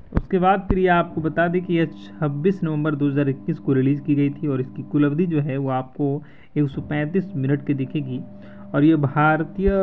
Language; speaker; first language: Hindi; native; Hindi